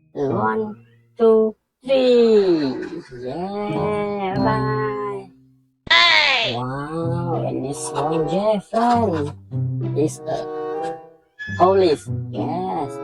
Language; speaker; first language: English; non-native, learner; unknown